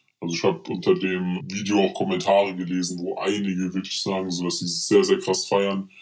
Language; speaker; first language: German; early bilingual, other home language; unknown